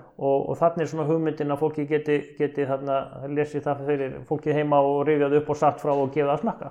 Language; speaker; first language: Icelandic; native; Icelandic